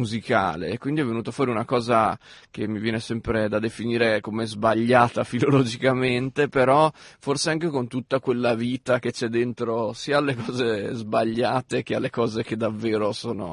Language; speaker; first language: Italian; native; Italian